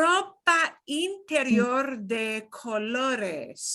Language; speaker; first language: Spanish; non-native, fluent; English